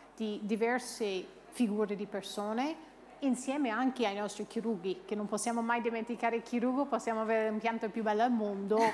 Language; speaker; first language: Italian; non-native, fluent; English